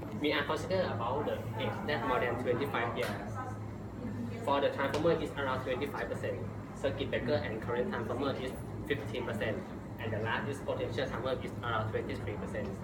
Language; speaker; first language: English; non-native, learner; Thai